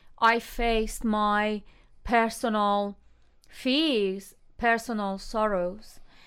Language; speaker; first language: English; non-native, fluent; Persian